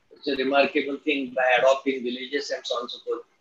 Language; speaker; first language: English; non-native, local second language; Marathi